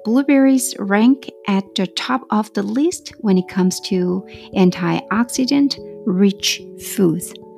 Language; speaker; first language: English; non-native, fluent; Korean